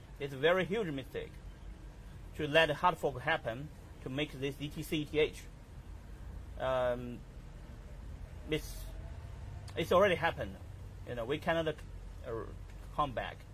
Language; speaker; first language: English; non-native, learner; Chinese